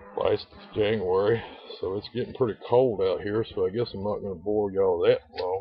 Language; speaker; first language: English; native; English